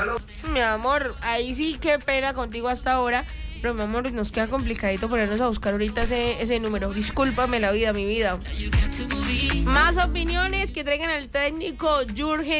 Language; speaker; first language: Spanish; native; Spanish